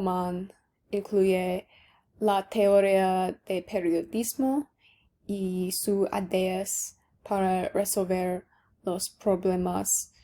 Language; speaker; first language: Spanish; non-native, learner; English